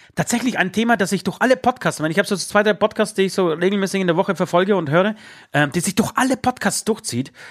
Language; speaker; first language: German; early bilingual, other home language; Polish